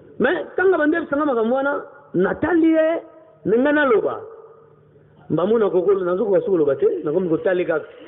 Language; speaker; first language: Lingala; non-native, local second language; Kongo